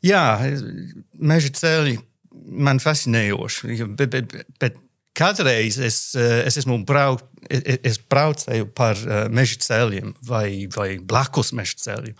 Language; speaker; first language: Latvian; non-native, learner; English